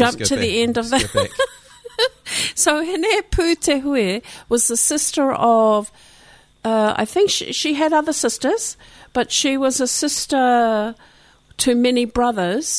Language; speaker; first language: English; native; English